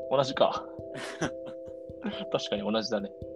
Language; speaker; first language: Japanese; native; Japanese